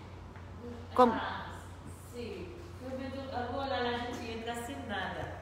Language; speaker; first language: Portuguese; non-native, learner; Spanish